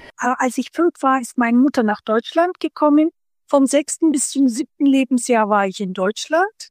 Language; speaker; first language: German; early bilingual, other home language; Turkish